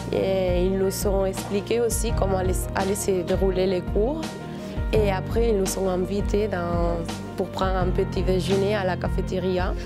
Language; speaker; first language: French; non-native, fluent; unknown